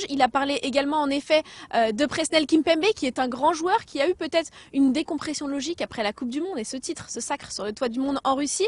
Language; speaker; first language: French; native; French